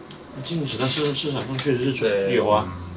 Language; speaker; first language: Chinese; native; Chinese